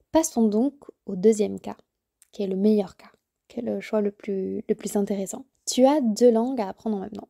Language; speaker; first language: French; native; French